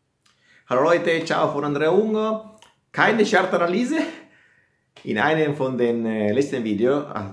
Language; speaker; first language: German; non-native, fluent; Italian